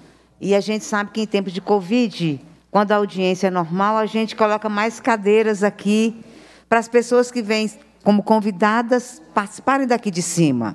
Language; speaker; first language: Portuguese; native; Portuguese